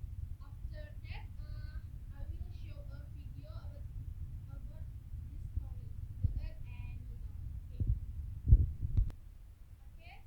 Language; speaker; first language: English; non-native, learner; Indonesian